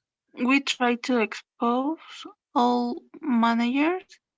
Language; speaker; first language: English; non-native, learner; Spanish